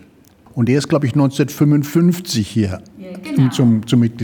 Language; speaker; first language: German; native; German